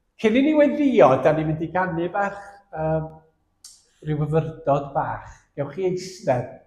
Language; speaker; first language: Welsh; native; Welsh